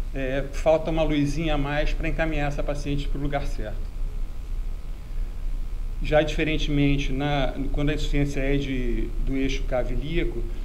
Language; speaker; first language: Portuguese; native; Portuguese